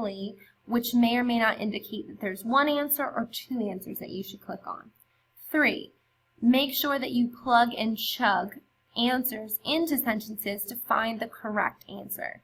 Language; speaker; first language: English; native; English